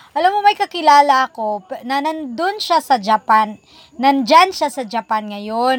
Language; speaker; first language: Filipino; native; Filipino